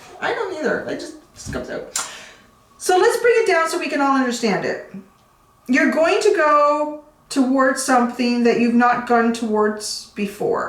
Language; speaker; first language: English; native; English